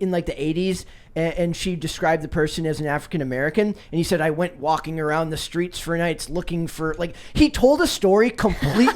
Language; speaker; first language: English; native; English